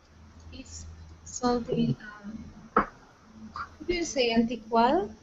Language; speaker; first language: English; non-native, learner; Portuguese